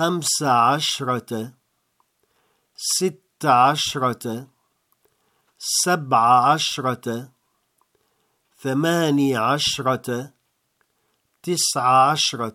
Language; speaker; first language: Arabic; non-native, fluent; French